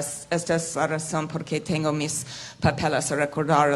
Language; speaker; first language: Spanish; non-native, fluent; English